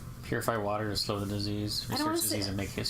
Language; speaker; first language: English; native; English